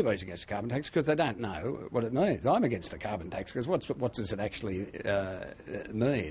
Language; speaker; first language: English; native; English